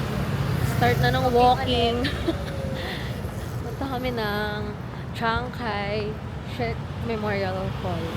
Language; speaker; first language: Filipino; native; Filipino